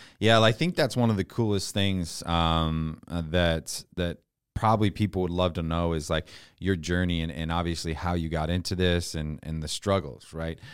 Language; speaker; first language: English; native; English